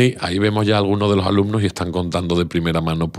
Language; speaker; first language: Spanish; native; Spanish